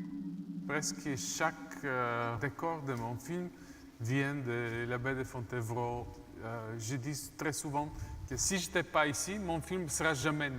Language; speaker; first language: French; non-native, learner; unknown